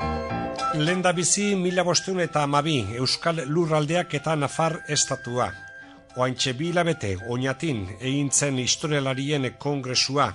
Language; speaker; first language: Basque; native; Basque